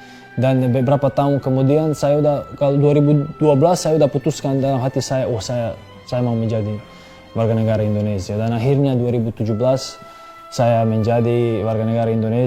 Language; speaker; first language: Indonesian; non-native, fluent; Serbian